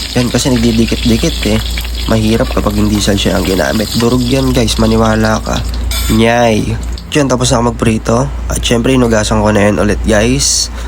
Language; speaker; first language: Filipino; native; Filipino